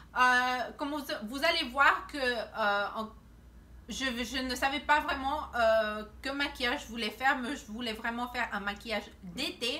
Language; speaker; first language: French; non-native, fluent; Spanish